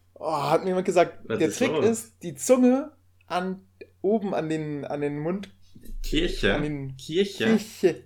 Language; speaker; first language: German; non-native, fluent; Polish